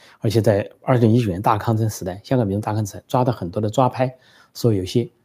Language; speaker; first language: Chinese; native; Chinese